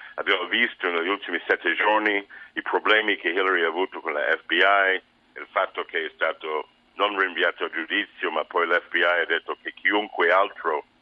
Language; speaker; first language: Italian; non-native, fluent; English